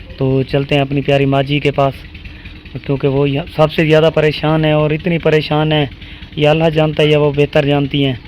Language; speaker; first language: Urdu; non-native, local second language; Punjabi